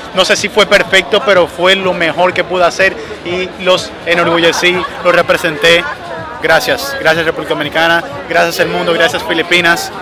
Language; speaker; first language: Spanish; native; Spanish